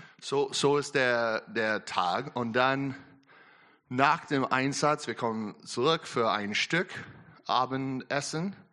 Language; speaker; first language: German; non-native, learner; English